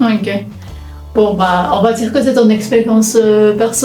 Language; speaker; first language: French; non-native, local second language; Malagasy